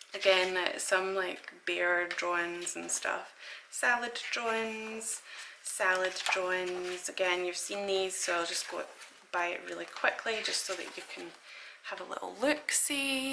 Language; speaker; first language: English; native; English